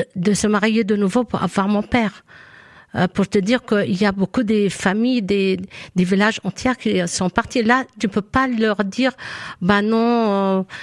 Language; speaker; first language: French; non-native, local second language; Arabic